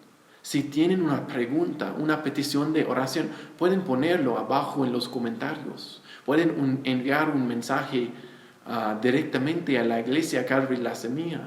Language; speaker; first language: Spanish; non-native, fluent; English